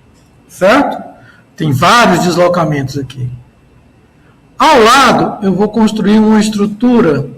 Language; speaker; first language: Portuguese; native; Portuguese